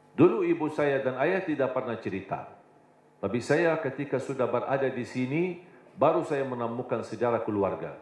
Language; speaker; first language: Indonesian; non-native, fluent; Arabic